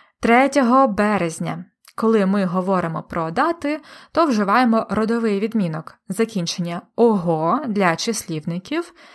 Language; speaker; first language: Ukrainian; native; Ukrainian